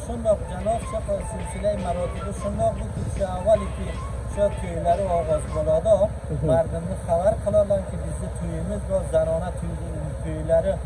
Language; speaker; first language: Uzbek; non-native, local second language; Persian